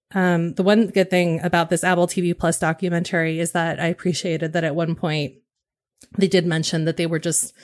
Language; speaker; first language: English; native; English